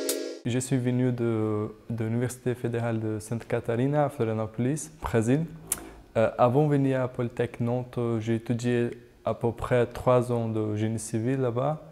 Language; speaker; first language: French; non-native, fluent; Portuguese